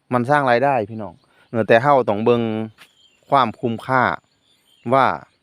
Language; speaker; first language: Thai; non-native, local second language; Northeastern Thai